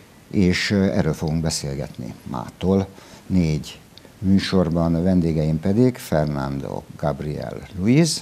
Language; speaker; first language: Hungarian; native; Hungarian